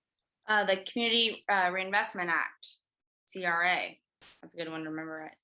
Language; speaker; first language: English; native; English